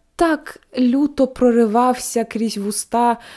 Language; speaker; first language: Ukrainian; native; Ukrainian